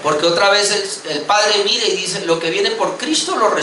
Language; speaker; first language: Spanish; native; Spanish